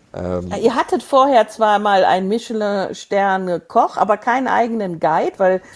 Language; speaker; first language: German; native; German